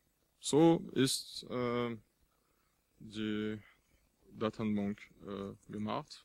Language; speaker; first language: German; non-native, fluent; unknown